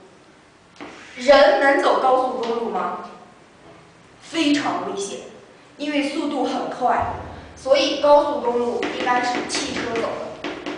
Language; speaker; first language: Chinese; native; Chinese